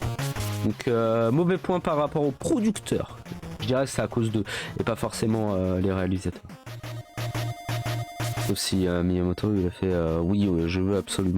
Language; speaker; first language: French; native; French